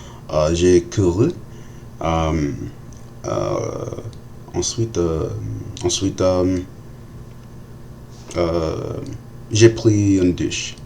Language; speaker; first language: French; non-native, learner; English